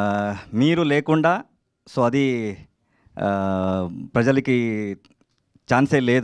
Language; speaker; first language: Telugu; non-native, learner; Kannada